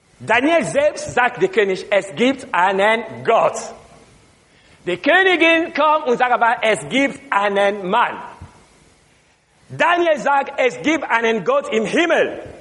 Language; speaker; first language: German; non-native, learner; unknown